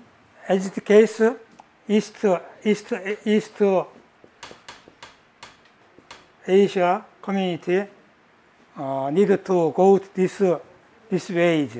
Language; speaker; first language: English; non-native, learner; Korean